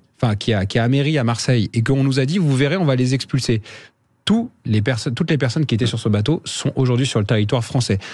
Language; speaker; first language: French; native; French